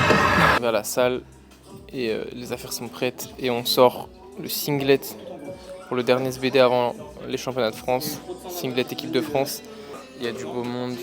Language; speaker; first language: French; native; French